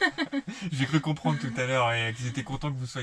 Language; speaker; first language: French; native; French